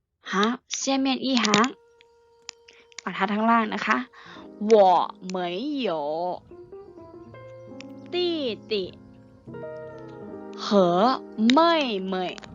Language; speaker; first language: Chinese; non-native, fluent; Thai